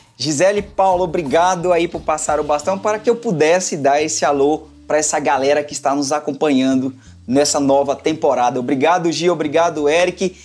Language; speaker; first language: Portuguese; native; Portuguese